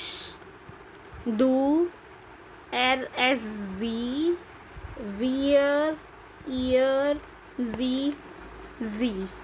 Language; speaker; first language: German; non-native, fluent; Hindi